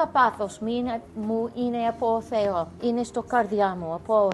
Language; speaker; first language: Greek; non-native, learner; English